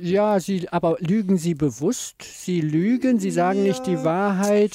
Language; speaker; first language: German; native; German